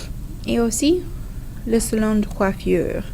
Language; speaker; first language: French; non-native, fluent; English